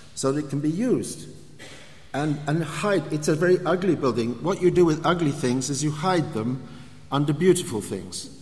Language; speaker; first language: English; native; English